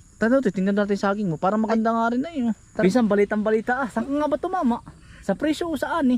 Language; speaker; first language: Filipino; native; Filipino